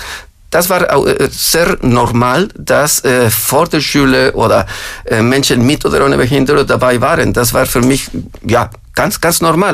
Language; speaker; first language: German; non-native, fluent; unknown